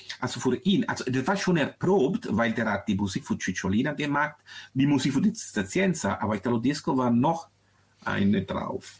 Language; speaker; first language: German; non-native, fluent; Italian